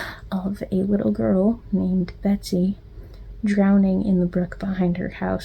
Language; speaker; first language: English; native; English